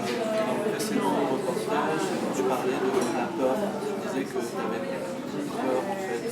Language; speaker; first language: French; native; French